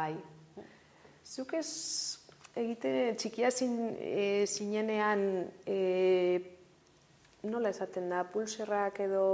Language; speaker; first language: Basque; non-native, local second language; Spanish